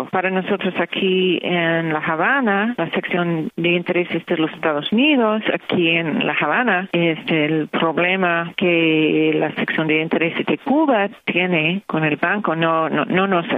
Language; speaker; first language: Spanish; non-native, fluent; English